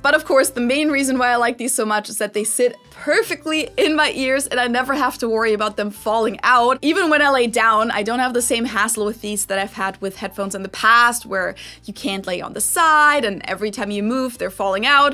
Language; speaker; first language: English; non-native, fluent; German